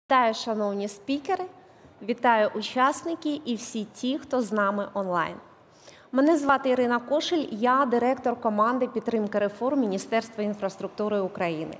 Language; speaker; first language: Ukrainian; native; Ukrainian